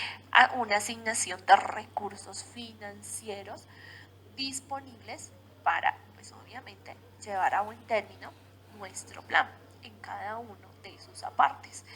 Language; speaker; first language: Spanish; native; Spanish